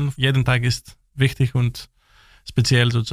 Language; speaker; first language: German; non-native, learner; Greek